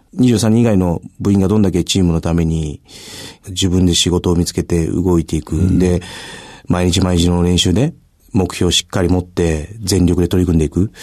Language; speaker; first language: Japanese; native; Japanese